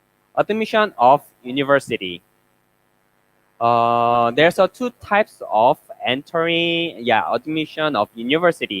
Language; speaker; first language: English; non-native, learner; Korean